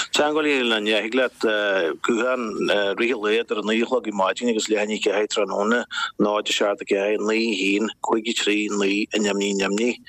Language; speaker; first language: Irish; native; Irish